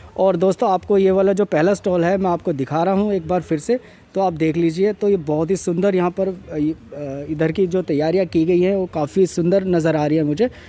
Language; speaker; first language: Hindi; native; Hindi